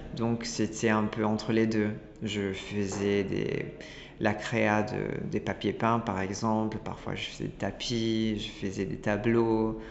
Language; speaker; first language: French; non-native, fluent; Italian